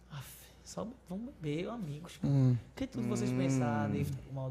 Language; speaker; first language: Portuguese; native; Portuguese